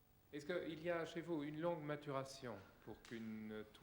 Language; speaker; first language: French; native; French